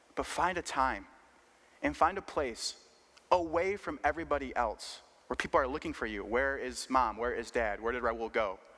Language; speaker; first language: English; early bilingual, other home language; Spanish